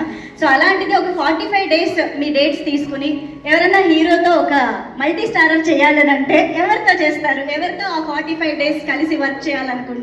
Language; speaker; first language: Telugu; native; Telugu